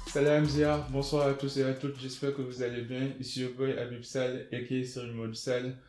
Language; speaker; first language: French; non-native, local second language; Wolof